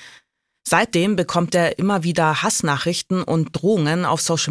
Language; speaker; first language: German; native; German